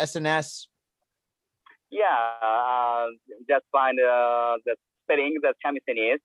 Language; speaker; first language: English; non-native, learner; Japanese